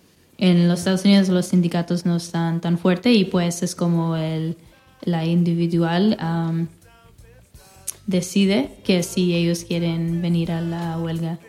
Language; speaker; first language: Spanish; non-native, fluent; English